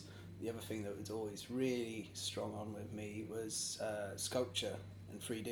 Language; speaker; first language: English; native; English